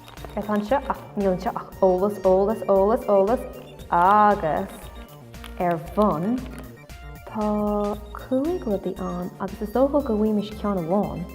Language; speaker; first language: Irish; non-native, local second language; English